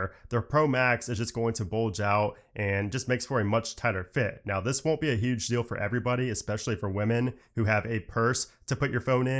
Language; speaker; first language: English; native; English